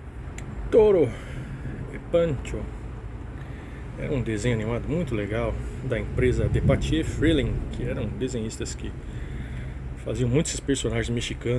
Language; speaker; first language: Portuguese; native; Portuguese